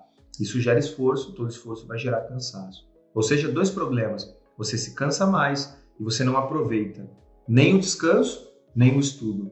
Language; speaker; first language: Portuguese; native; Portuguese